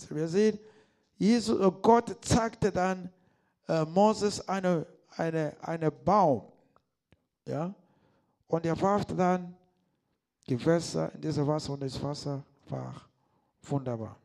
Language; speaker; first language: German; non-native, learner; Lingala